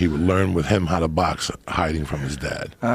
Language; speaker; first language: English; native; English